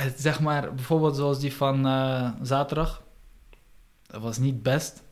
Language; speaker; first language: Dutch; early bilingual, other home language; Russian